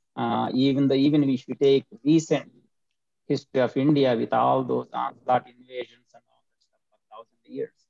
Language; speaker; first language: English; non-native, local second language; Telugu